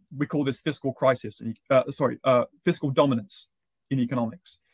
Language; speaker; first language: English; native; English